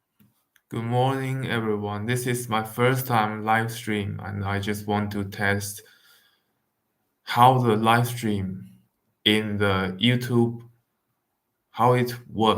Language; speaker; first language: English; non-native, fluent; Wu Chinese